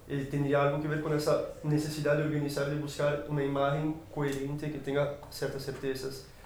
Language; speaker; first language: Spanish; non-native, fluent; Portuguese